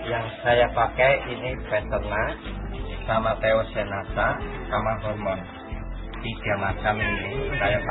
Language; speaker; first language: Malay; non-native, local second language; Javanese